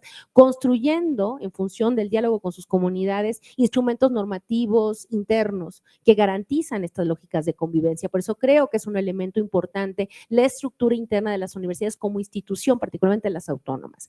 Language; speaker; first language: Spanish; native; Spanish